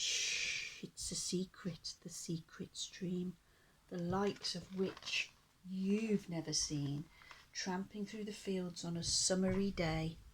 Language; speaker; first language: English; native; English